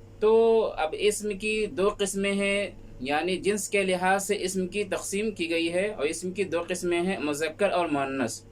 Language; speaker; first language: Urdu; native; Urdu